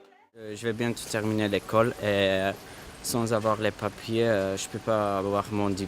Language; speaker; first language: French; non-native, fluent; Armenian